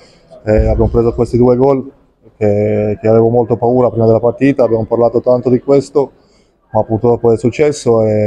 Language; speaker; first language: Italian; non-native, fluent; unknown